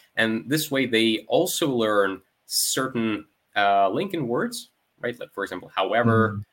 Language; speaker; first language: English; non-native, fluent; Ukrainian